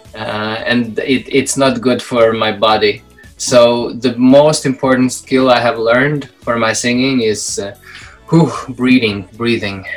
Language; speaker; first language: English; non-native, fluent; Belarusian